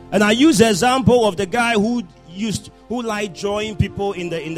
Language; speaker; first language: English; non-native, local second language; Akan